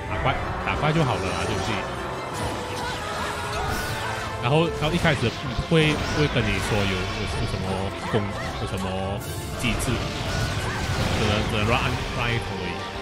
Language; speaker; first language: Chinese; native; Chinese